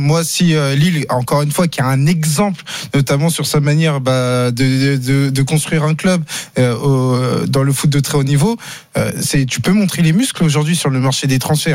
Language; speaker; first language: French; native; French